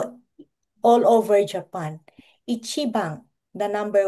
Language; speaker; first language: English; non-native, local second language; Filipino